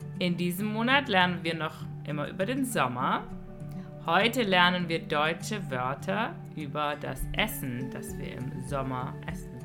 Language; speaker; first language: German; non-native, fluent; English